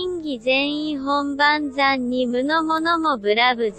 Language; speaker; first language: Korean; native; Korean